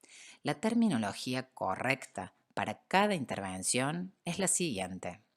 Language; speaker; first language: Spanish; native; Spanish